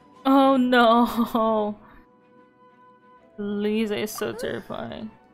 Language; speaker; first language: English; non-native, local second language; Filipino